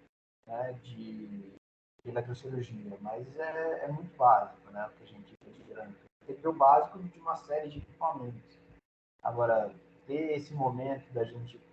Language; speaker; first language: Portuguese; native; Portuguese